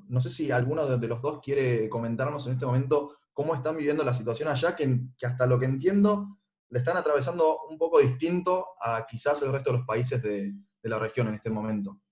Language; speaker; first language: Spanish; native; Spanish